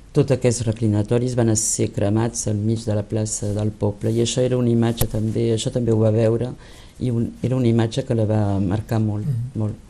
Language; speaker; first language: Catalan; early bilingual, heritage; Catalan